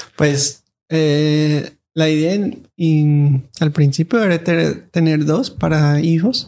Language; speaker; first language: Spanish; non-native, fluent; English